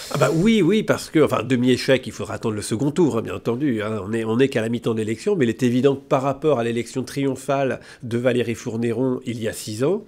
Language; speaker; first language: French; native; French